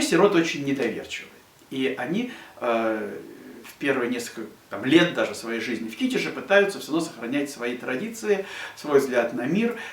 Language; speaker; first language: Russian; native; Russian